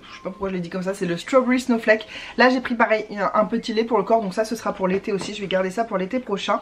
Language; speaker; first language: French; native; French